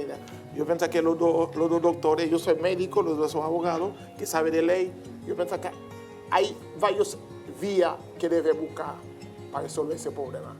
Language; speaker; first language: Spanish; non-native, learner; Haitian Creole